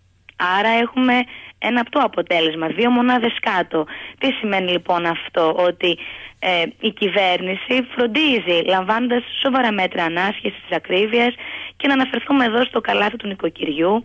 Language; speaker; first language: Greek; native; Greek